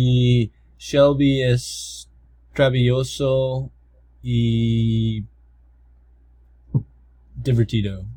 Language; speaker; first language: Spanish; non-native, learner; English